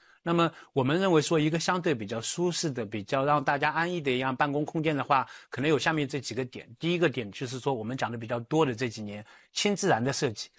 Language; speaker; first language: Chinese; native; Chinese